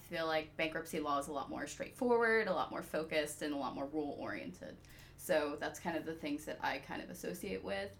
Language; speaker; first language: English; native; English